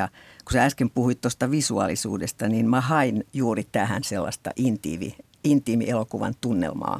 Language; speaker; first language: Finnish; native; Finnish